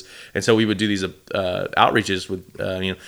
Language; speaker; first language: English; native; English